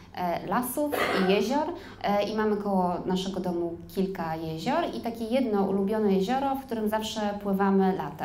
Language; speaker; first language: Polish; native; Polish